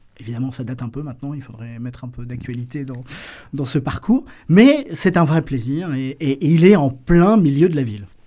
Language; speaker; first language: French; native; French